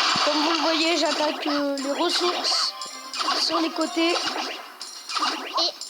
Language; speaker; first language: French; native; French